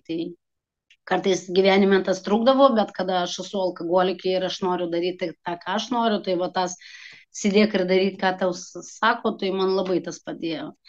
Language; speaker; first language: Lithuanian; non-native, local second language; Russian